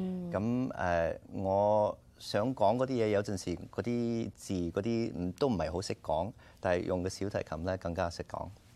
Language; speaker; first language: Cantonese; early bilingual, heritage; Cantonese